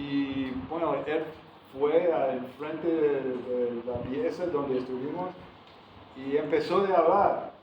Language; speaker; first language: Spanish; non-native, fluent; English